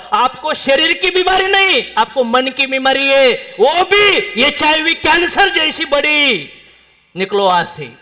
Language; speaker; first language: Hindi; non-native, local second language; Marathi